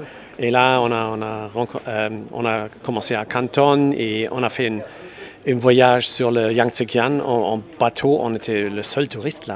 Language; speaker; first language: French; non-native, local second language; Luxembourgish